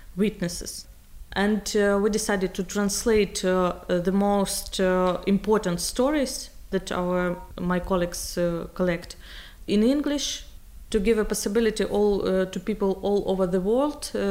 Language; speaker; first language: English; non-native, learner; Ukrainian